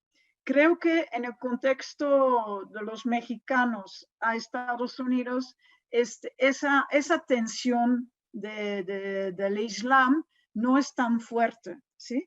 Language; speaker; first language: Spanish; non-native, fluent; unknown